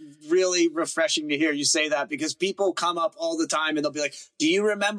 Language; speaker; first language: English; native; English